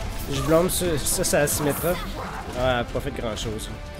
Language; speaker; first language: French; native; French